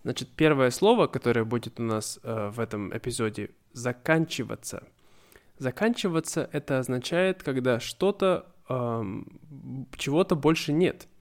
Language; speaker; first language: Russian; native; Russian